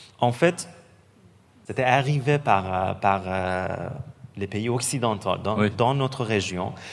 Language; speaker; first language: French; non-native, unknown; Persian